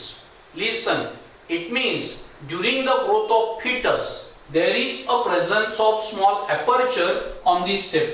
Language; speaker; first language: English; non-native, local second language; Marathi